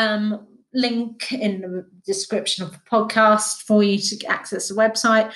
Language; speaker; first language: English; native; English